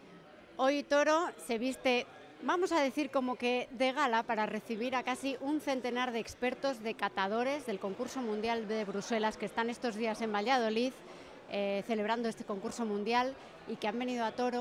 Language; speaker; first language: Spanish; native; Spanish